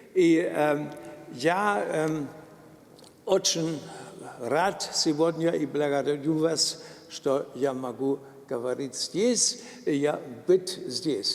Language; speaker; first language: Russian; non-native, learner; German